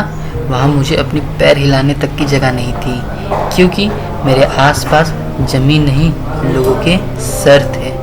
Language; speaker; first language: Hindi; native; Hindi